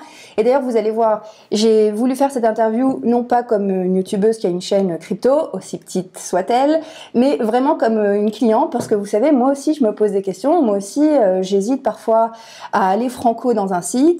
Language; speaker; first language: French; native; French